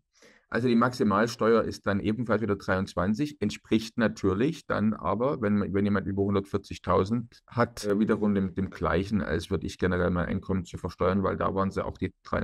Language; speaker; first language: German; native; German